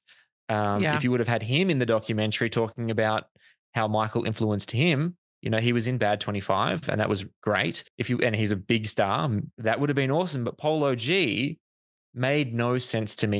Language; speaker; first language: English; native; English